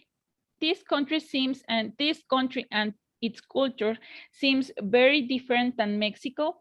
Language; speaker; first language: English; non-native, learner; Spanish